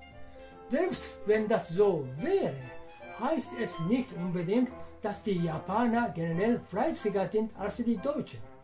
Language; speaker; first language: German; non-native, fluent; Japanese